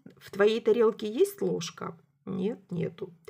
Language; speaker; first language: Russian; native; Russian